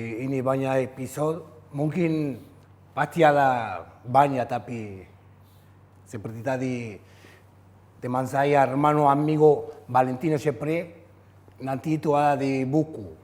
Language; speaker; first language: Indonesian; non-native, fluent; Spanish